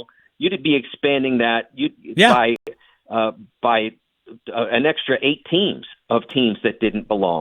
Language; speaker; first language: English; native; English